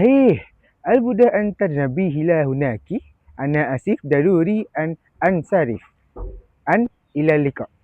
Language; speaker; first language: Arabic; non-native, learner; Malay